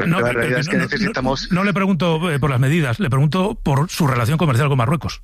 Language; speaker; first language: Spanish; native; Spanish